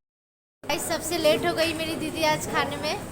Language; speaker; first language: Hindi; native; Hindi